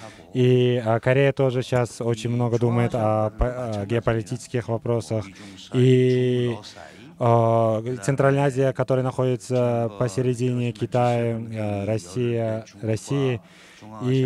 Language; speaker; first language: Russian; non-native, fluent; Korean